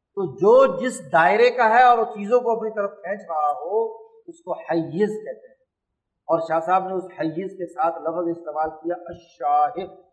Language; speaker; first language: Urdu; non-native, local second language; Punjabi